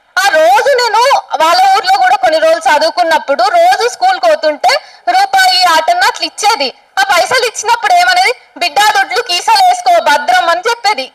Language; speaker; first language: Telugu; native; Telugu